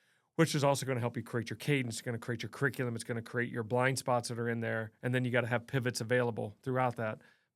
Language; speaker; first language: English; native; English